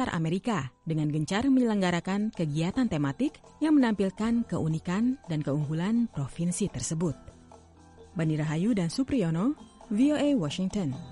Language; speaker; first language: Indonesian; native; Indonesian